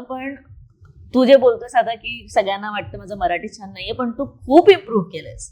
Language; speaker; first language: Marathi; native; Marathi